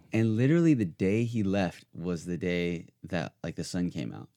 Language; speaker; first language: English; native; English